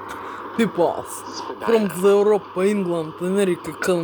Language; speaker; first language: English; non-native, learner; Russian